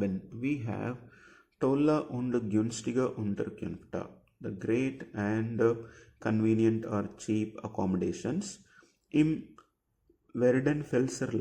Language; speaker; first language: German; non-native, fluent; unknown